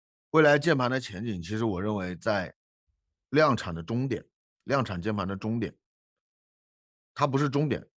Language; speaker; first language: Chinese; native; Chinese